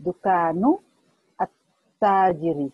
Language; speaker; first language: Arabic; non-native, learner; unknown